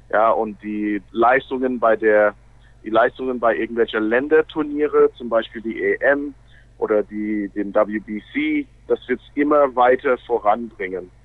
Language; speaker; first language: German; non-native, fluent; English